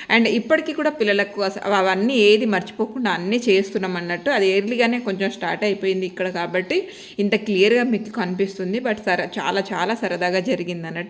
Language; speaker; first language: Telugu; non-native, local second language; Lambadi